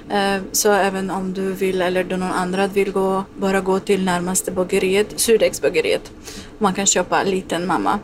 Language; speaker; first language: Swedish; non-native, learner; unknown